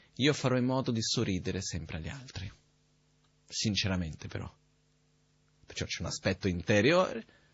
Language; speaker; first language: Italian; native; Italian